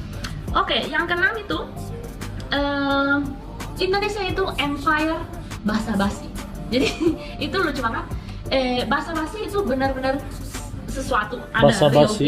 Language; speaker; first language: Indonesian; non-native, fluent; Spanish